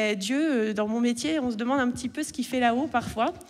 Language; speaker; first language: French; native; French